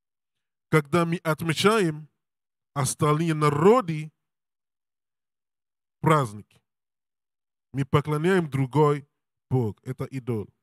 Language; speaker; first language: Russian; non-native, learner; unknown